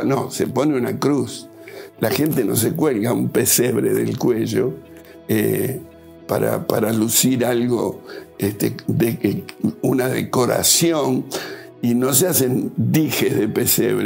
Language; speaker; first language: Spanish; native; Spanish